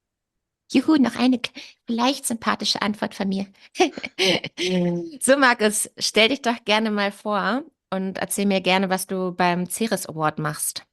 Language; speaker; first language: German; native; German